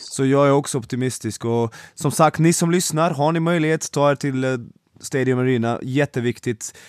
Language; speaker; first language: Swedish; non-native, fluent; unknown